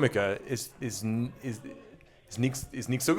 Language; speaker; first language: German; non-native, learner; English